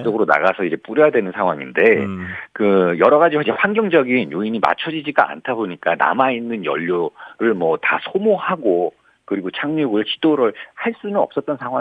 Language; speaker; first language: Korean; native; Korean